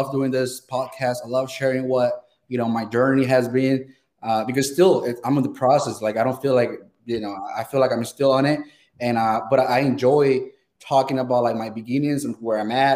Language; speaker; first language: English; non-native, fluent; Spanish